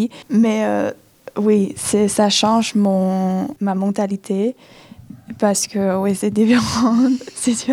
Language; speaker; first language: French; non-native, fluent; Chinese